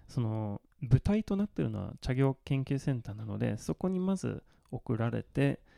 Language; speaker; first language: Japanese; non-native, fluent; Swedish